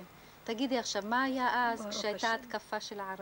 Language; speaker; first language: Hebrew; native; Hebrew